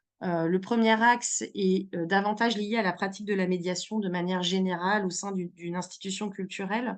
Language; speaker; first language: French; native; French